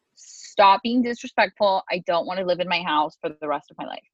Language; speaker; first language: English; native; English